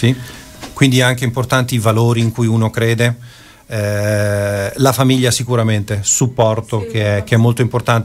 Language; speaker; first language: Italian; native; Italian